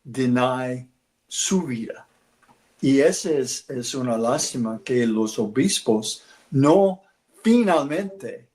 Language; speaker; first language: Spanish; non-native, learner; English